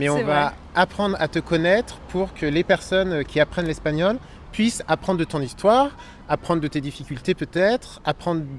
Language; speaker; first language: French; native; French